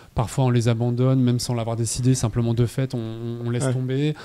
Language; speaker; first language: French; native; French